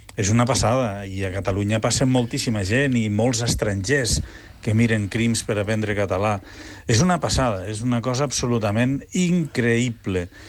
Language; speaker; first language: Catalan; native; Catalan